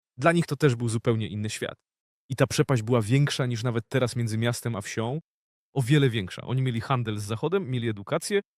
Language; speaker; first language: Polish; non-native, fluent; Ukrainian